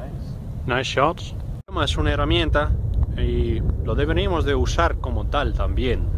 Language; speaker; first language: Spanish; non-native, fluent; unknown